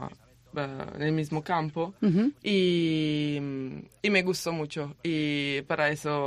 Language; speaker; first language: Spanish; non-native, learner; Italian